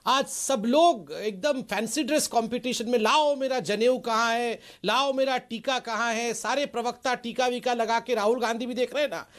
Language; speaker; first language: Hindi; non-native, local second language; Odia